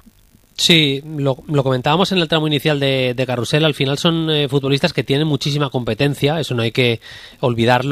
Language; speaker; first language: Spanish; native; Spanish